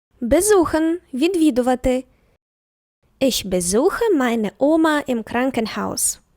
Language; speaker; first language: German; non-native, fluent; Ukrainian